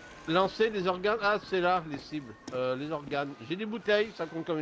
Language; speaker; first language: French; native; French